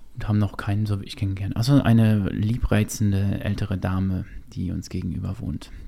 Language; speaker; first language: German; native; German